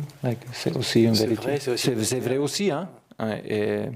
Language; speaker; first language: French; non-native, learner; German